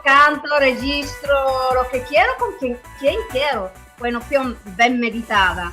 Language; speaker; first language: Spanish; non-native, learner; English